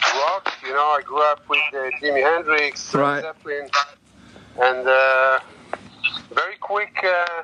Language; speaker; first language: English; non-native, learner; Hebrew